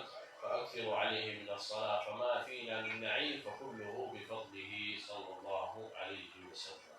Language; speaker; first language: Arabic; native; Arabic